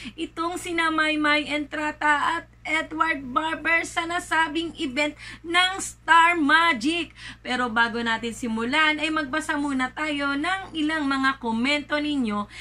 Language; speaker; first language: Filipino; native; Filipino